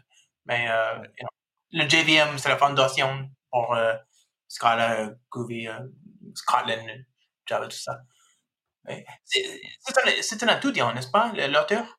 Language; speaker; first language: French; non-native, fluent; English